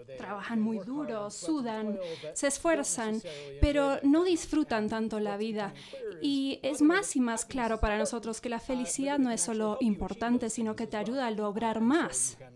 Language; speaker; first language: Spanish; non-native, fluent; English